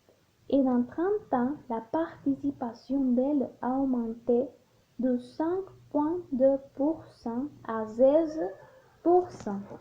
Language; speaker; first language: French; non-native, learner; Spanish